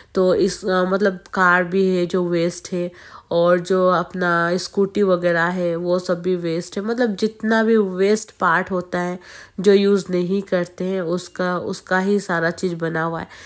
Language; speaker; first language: Hindi; non-native, local second language; Bangla